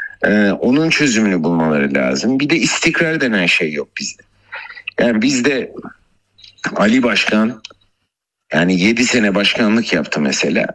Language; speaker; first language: Turkish; native; Turkish